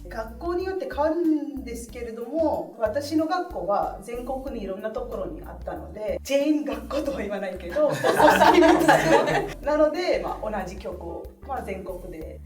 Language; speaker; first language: Japanese; non-native, fluent; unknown